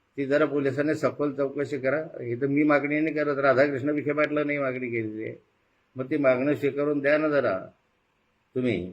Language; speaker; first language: Marathi; native; Marathi